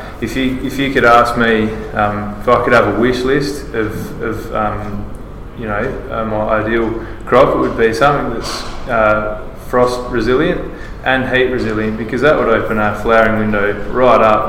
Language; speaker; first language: English; native; English